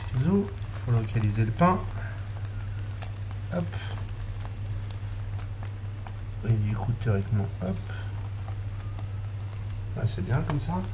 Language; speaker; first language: French; native; French